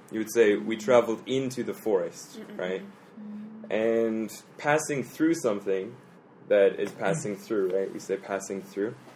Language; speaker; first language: English; native; English